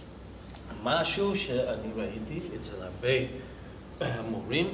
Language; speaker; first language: Hebrew; non-native, fluent; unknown